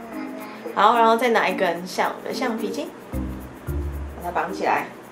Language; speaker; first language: Chinese; native; Chinese